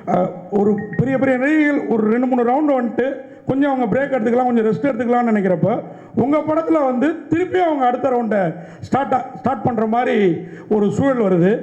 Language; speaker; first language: Tamil; native; Tamil